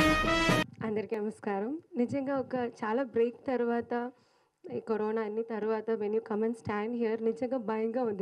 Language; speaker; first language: Telugu; non-native, learner; Malayalam